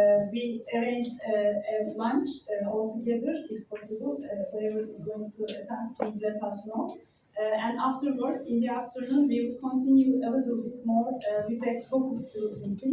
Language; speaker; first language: English; non-native, fluent; Turkish